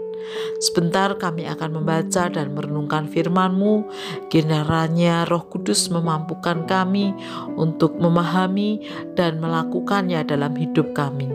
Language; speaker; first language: Indonesian; native; Indonesian